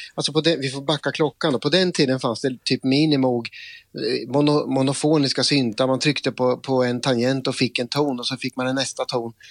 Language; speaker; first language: Swedish; native; Swedish